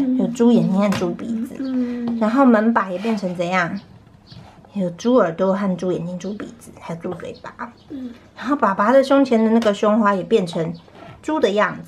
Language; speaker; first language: Chinese; native; Chinese